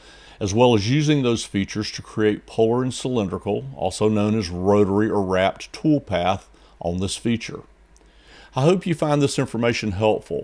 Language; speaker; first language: English; native; English